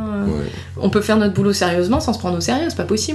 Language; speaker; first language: French; native; French